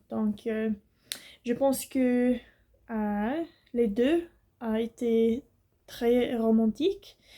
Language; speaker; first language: French; non-native, learner; English